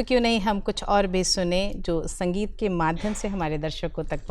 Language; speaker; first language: Hindi; native; Hindi